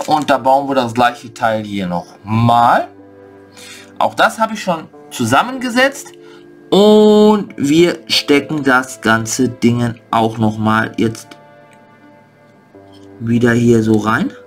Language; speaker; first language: German; native; German